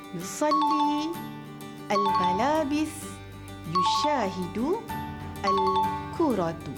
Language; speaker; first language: Arabic; non-native, fluent; Malay